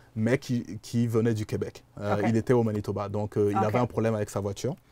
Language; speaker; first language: French; native; French